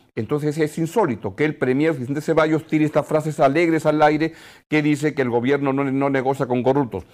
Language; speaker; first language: Spanish; native; Spanish